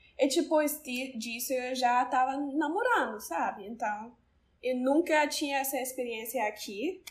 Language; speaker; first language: Portuguese; non-native, learner; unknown